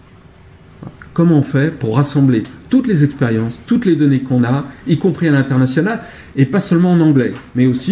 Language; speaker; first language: French; native; French